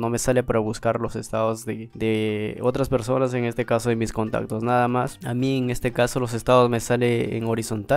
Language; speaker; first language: Spanish; native; Spanish